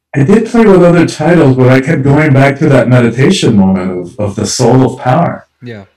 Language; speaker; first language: English; early bilingual, other home language; Spanish